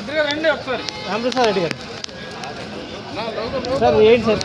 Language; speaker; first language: Telugu; native; Telugu